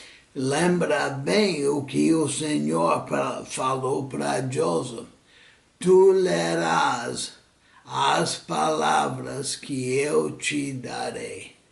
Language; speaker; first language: Portuguese; non-native, fluent; English